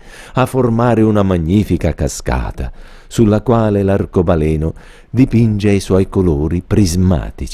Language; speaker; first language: Italian; native; Italian